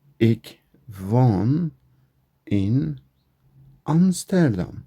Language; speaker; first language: Dutch; non-native, learner; Turkish